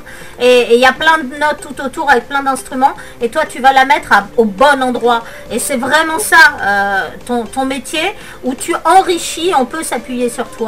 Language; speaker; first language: French; native; French